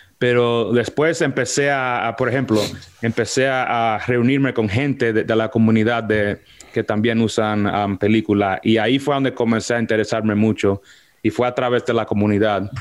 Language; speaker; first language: Spanish; early bilingual, heritage; Spanish